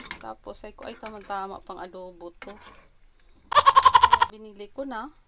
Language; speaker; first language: Filipino; native; Filipino